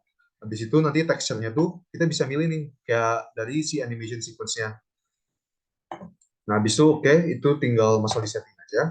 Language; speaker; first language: Indonesian; native; Indonesian